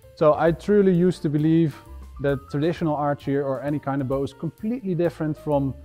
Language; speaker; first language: English; non-native, fluent; Dutch